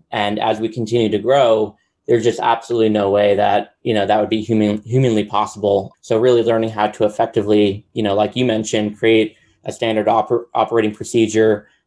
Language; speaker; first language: English; native; English